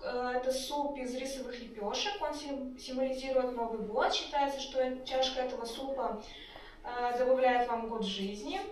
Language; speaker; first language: Russian; native; Russian